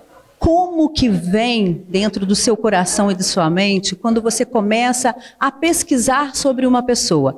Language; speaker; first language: Portuguese; native; Portuguese